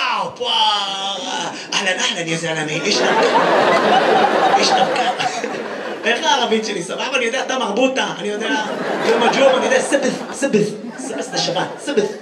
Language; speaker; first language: Hebrew; native; Hebrew